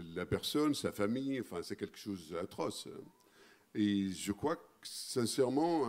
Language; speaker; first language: French; non-native, fluent; Arabic